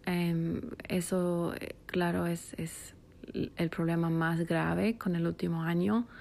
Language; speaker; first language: Spanish; non-native, fluent; English